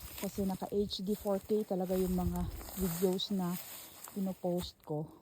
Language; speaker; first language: Filipino; non-native, local second language; Cebuano